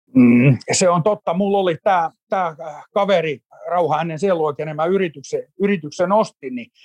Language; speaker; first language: Finnish; native; Finnish